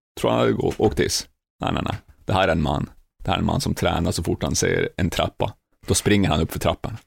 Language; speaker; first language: Swedish; native; Swedish